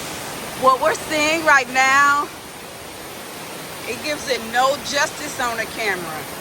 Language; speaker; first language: English; native; English